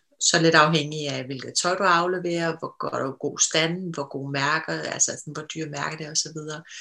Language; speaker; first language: Danish; native; Danish